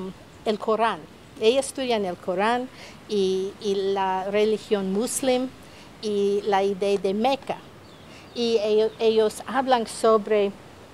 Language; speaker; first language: Spanish; non-native, fluent; English